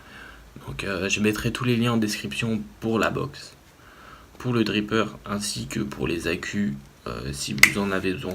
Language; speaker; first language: French; native; French